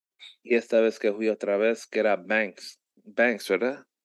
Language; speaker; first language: Spanish; early bilingual, heritage; Spanish